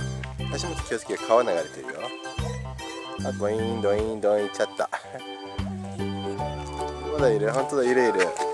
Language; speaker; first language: Japanese; native; Japanese